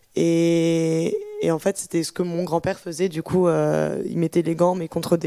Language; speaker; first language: French; native; French